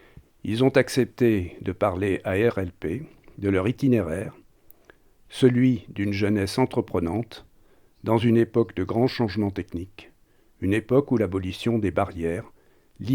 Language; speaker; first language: French; native; French